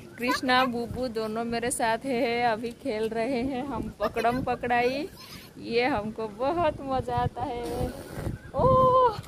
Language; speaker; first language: Hindi; native; Hindi